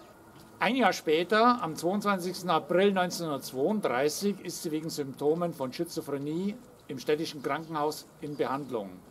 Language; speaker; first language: German; native; German